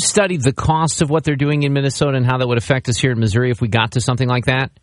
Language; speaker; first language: English; native; English